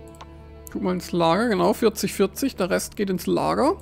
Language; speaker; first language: German; native; German